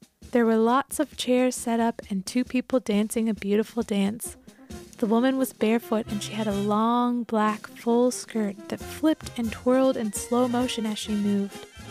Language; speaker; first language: English; native; English